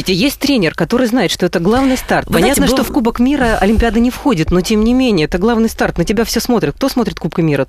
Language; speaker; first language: Russian; native; Russian